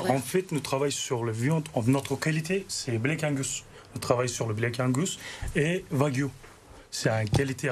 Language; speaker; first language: French; non-native, learner; Turkish